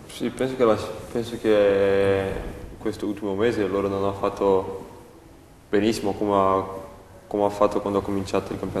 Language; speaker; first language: Italian; non-native, learner; Portuguese